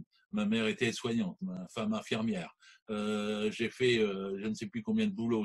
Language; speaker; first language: French; native; French